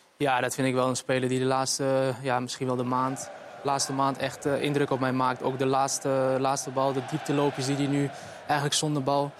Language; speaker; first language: Dutch; early bilingual, other home language; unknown